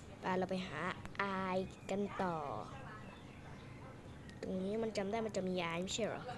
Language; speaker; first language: Thai; native; Thai